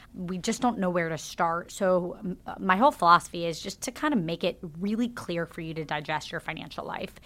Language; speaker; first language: English; native; English